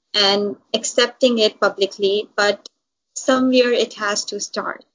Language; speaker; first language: English; non-native, local second language; Urdu